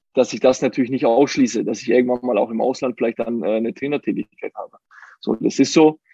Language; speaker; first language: German; native; German